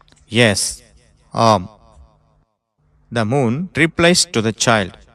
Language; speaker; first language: English; non-native, local second language; Tamil